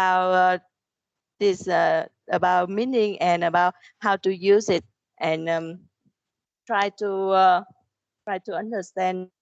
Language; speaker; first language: English; non-native, learner; Vietnamese